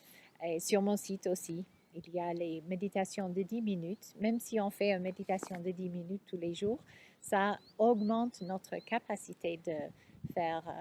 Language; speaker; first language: French; non-native, fluent; English